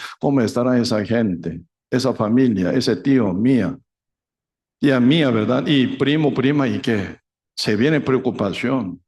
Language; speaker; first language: Spanish; non-native, fluent; Korean